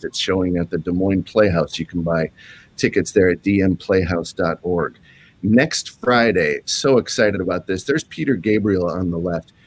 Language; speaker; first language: English; native; English